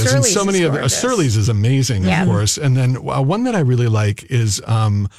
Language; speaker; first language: English; native; English